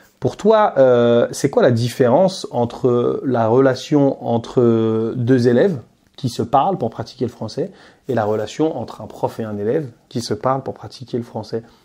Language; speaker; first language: French; native; French